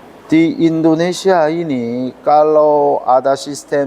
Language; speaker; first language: Indonesian; non-native, learner; Korean